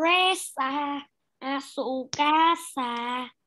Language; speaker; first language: Spanish; non-native, learner; Vietnamese